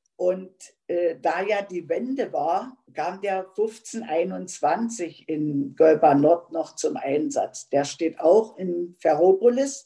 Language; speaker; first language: German; native; German